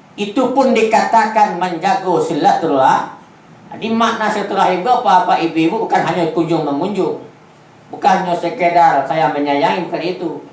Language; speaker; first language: Malay; non-native, local second language; Minangkabau